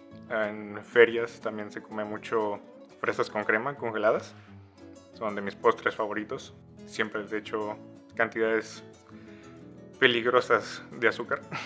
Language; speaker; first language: Spanish; native; Spanish